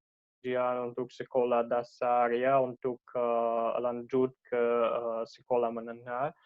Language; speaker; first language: Indonesian; non-native, fluent; Russian